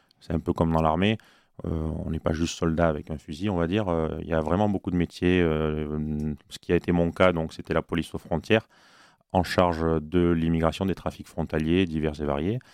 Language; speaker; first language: French; native; French